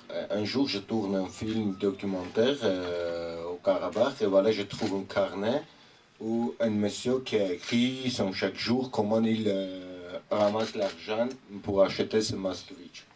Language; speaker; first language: French; non-native, fluent; Armenian